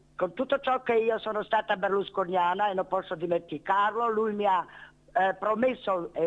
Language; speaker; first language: Italian; non-native, fluent; Bosnian